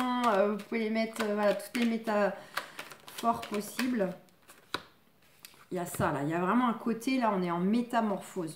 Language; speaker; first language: French; native; French